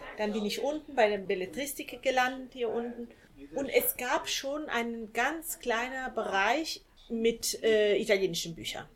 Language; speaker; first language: German; non-native, fluent; Italian